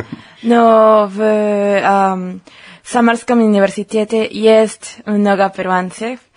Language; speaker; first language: Russian; non-native, learner; Spanish